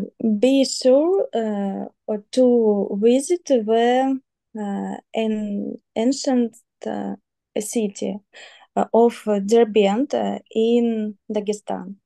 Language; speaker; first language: English; non-native, learner; Russian